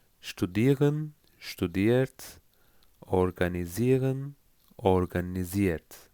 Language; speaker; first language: German; non-native, fluent; Turkish